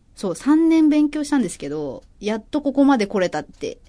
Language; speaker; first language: Japanese; native; Japanese